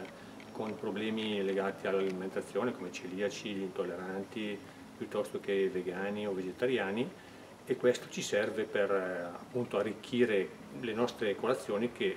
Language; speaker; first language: Italian; native; Italian